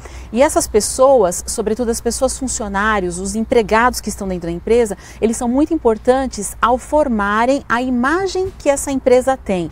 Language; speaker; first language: Portuguese; native; Portuguese